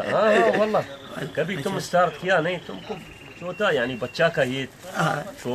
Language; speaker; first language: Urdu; non-native, learner; Arabic